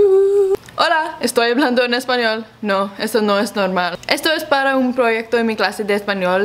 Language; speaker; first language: Spanish; non-native, learner; English